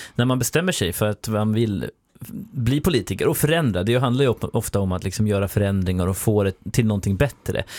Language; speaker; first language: Swedish; native; Swedish